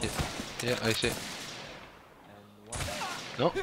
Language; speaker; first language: English; non-native, learner; Spanish